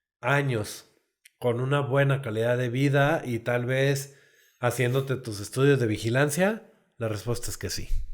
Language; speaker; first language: Spanish; native; Spanish